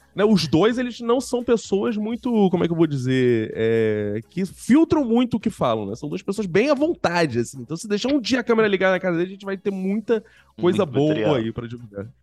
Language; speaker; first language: Portuguese; native; Portuguese